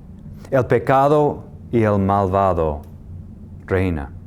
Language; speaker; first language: Spanish; non-native, fluent; English